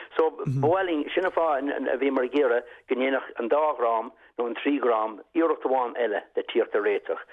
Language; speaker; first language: Irish; native; Irish